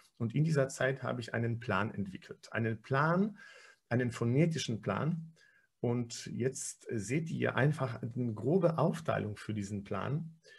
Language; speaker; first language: German; non-native, fluent; Polish